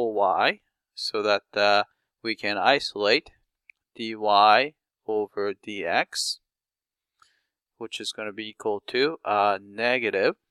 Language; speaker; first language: English; non-native, fluent; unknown